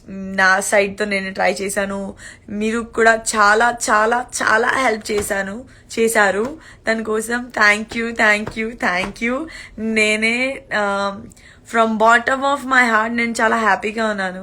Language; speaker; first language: Telugu; non-native, learner; Gujarati